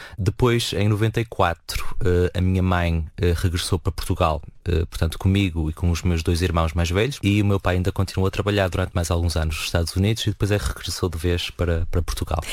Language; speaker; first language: Portuguese; native; Portuguese